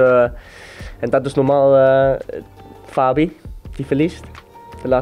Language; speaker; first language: Dutch; non-native, fluent; Danish